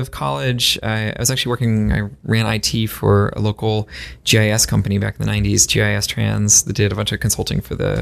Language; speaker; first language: English; native; English